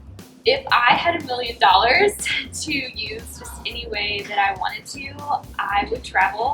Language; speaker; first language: English; native; English